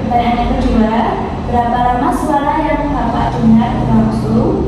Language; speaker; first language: Indonesian; native; Indonesian